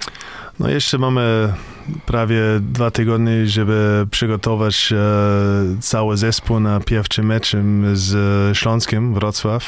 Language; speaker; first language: Polish; non-native, learner; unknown